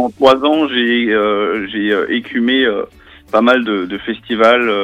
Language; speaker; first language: French; native; French